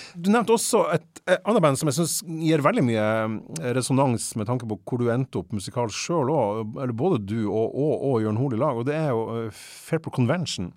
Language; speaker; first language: Norwegian; native; Norwegian